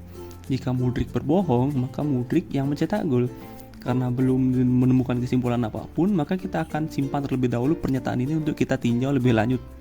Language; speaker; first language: Indonesian; native; Indonesian